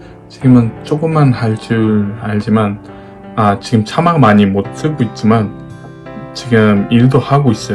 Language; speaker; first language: Korean; non-native, fluent; Uzbek